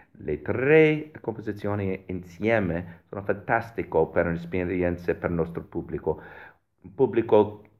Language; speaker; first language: Italian; non-native, fluent; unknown